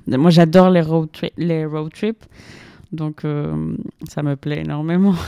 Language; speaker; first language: French; non-native, fluent; Spanish